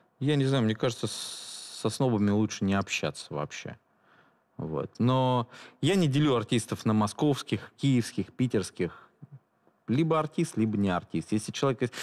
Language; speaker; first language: Russian; native; Russian